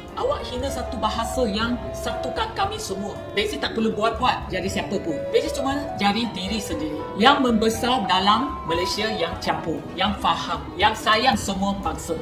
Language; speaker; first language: Malay; non-native, local second language; Chinese